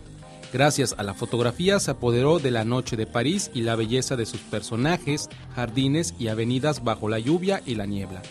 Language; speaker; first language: Spanish; native; Spanish